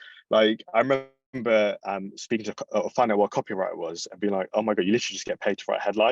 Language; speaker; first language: English; native; English